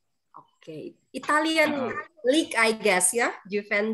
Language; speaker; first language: English; non-native, fluent; Indonesian